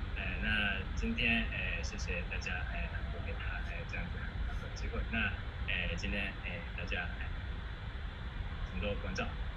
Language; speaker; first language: Chinese; non-native, fluent; Japanese